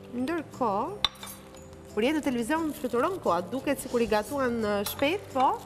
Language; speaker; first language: Albanian; native; Albanian